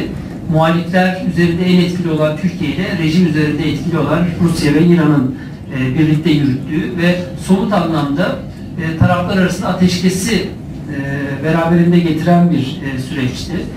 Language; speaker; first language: Turkish; native; Turkish